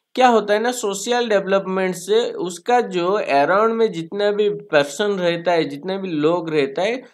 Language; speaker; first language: Hindi; non-native, local second language; Bangla